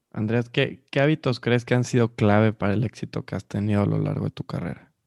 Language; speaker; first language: Spanish; native; Spanish